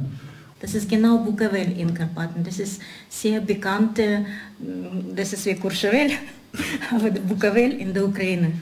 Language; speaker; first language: German; non-native, learner; Hungarian